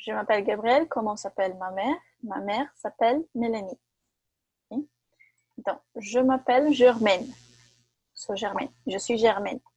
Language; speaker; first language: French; non-native, fluent; Portuguese